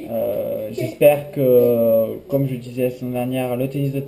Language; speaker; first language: French; native; French